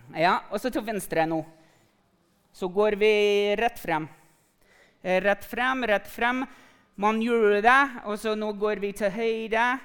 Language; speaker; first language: Norwegian; non-native, fluent; English